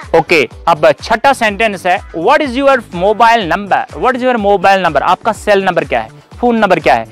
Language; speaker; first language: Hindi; non-native, local second language; Kashmiri